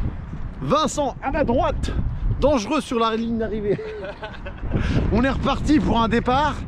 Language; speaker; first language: French; native; French